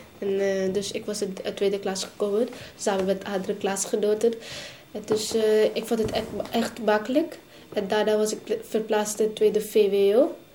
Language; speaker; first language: Dutch; non-native, learner; Hindi